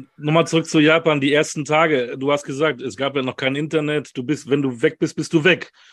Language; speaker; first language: German; native; German